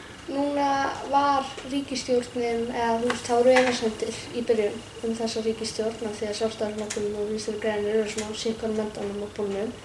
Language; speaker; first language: Icelandic; native; Icelandic